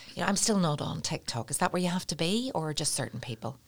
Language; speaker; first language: English; native; English